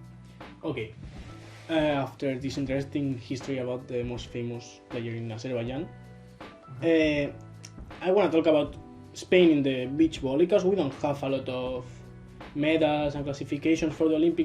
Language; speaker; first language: English; non-native, learner; Spanish